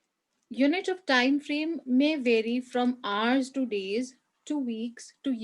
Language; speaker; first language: English; non-native, local second language; Hindi